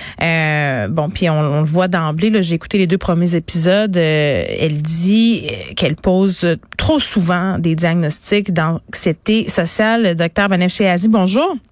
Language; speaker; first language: French; native; French